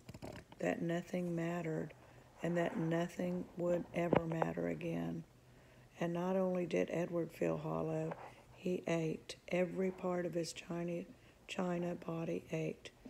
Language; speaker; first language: English; native; English